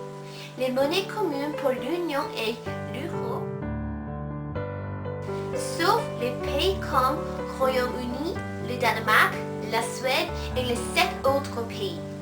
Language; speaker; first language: French; non-native, learner; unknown